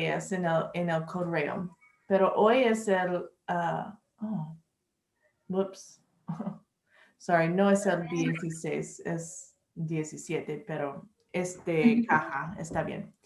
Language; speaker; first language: Spanish; non-native, learner; English